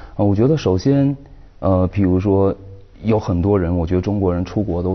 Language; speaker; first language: Chinese; native; Chinese